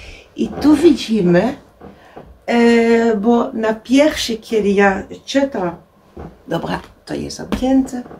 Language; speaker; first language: Polish; non-native, learner; Dutch